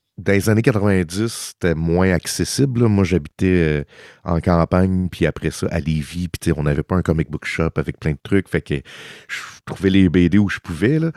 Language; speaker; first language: French; early bilingual, heritage; French